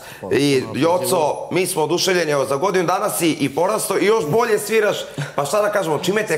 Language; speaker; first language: Serbian; native; Serbian